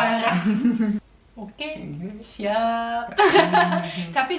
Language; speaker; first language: Indonesian; non-native, fluent; German